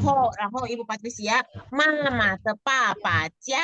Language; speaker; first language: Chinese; non-native, fluent; Indonesian